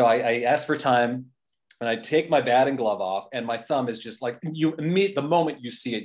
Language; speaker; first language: English; native; English